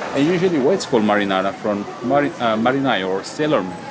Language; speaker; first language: English; non-native, fluent; Italian